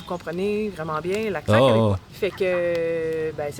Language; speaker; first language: French; native; French